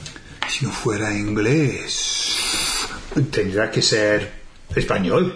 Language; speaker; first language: Spanish; non-native, fluent; English